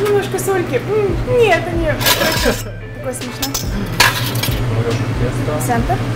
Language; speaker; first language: Russian; early bilingual, other home language; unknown